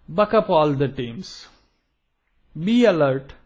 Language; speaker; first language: English; non-native, local second language; Gujarati